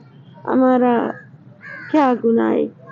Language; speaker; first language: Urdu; non-native, local second language; Brahui